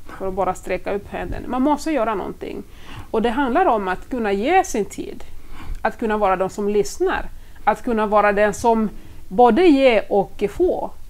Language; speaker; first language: Swedish; non-native, fluent; Swahili